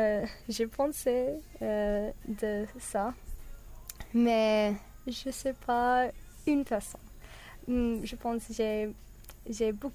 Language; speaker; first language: French; non-native, learner; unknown